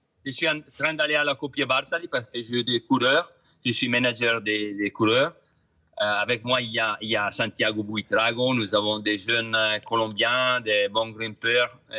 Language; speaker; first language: French; non-native, fluent; Italian